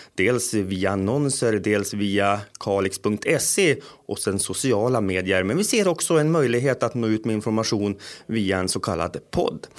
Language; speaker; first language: Swedish; native; Swedish